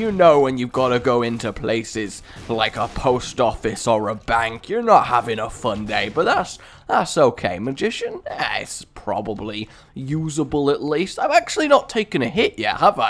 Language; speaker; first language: English; native; English